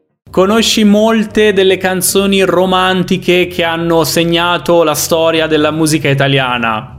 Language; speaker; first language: Italian; native; Italian